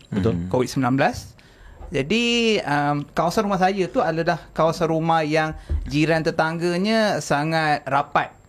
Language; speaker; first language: Malay; non-native, local second language; Tamil